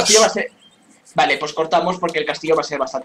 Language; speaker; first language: Spanish; native; Spanish